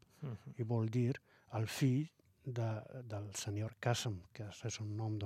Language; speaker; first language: Catalan; non-native, fluent; Arabic